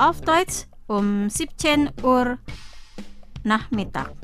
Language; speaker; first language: German; non-native, fluent; Indonesian